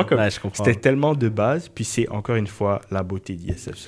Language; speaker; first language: French; native; French